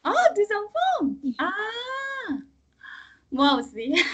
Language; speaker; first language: French; non-native, learner; Korean